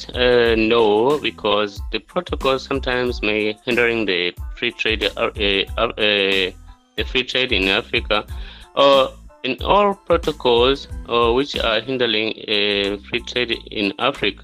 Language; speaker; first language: English; non-native, local second language; Swahili